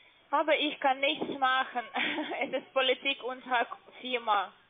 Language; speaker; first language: German; non-native, learner; Russian